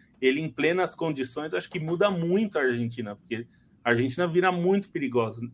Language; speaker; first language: Portuguese; native; Portuguese